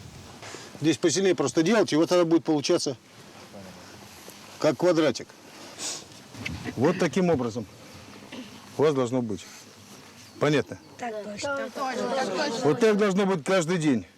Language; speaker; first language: Russian; native; Russian